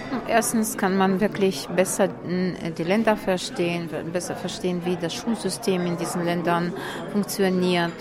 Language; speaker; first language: German; non-native, fluent; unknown